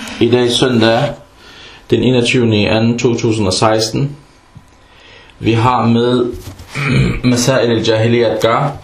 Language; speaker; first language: Danish; early bilingual, other home language; Arabic